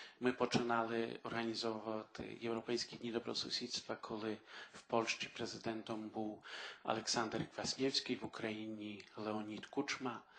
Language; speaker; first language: Polish; non-native, local second language; Ukrainian